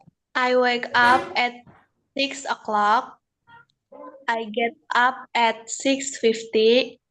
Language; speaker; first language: English; non-native, learner; Indonesian